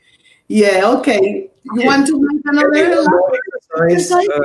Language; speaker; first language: English; non-native, learner; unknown